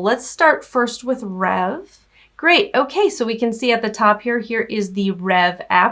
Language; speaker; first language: English; native; English